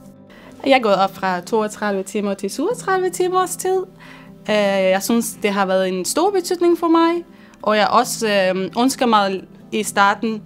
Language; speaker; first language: Danish; non-native, fluent; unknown